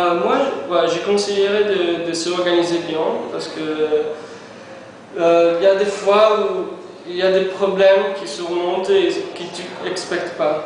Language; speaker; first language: French; non-native, fluent; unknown